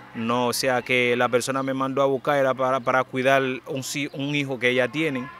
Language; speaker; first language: Spanish; non-native, fluent; Haitian Creole